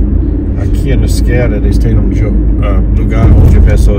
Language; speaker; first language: Portuguese; non-native, learner; English